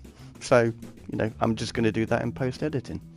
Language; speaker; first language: English; native; English